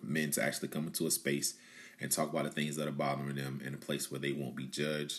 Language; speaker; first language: English; native; English